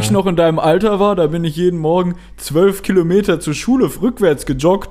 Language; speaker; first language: German; native; German